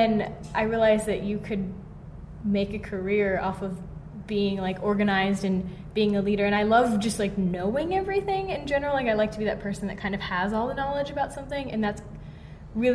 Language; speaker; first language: English; native; English